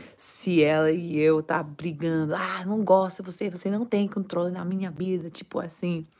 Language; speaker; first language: Portuguese; non-native, learner; English